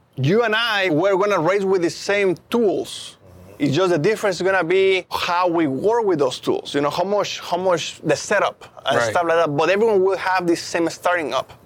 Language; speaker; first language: English; non-native, fluent; Spanish